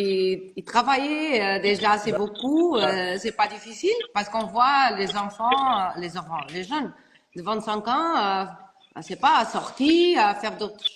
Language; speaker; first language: French; non-native, learner; Portuguese